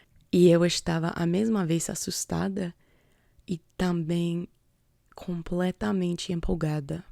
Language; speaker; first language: Portuguese; non-native, fluent; English